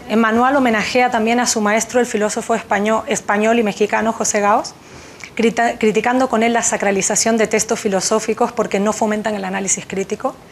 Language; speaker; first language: Spanish; native; Spanish